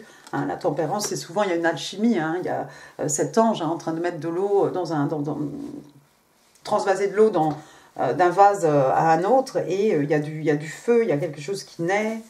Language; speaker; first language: French; native; French